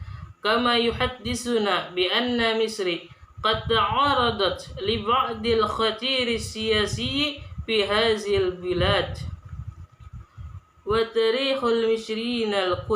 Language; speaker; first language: Arabic; non-native, learner; Indonesian